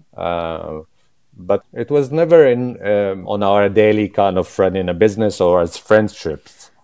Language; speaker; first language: English; non-native, fluent; Arabic